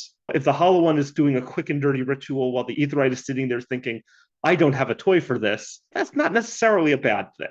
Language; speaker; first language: English; native; English